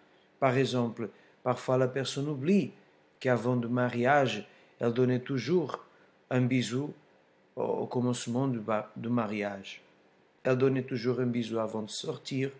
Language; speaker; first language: French; non-native, fluent; Portuguese